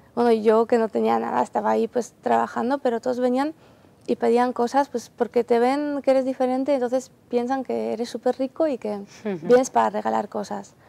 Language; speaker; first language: Spanish; non-native, fluent; Ukrainian